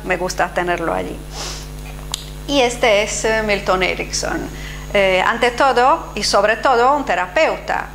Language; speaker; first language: Spanish; non-native, fluent; Italian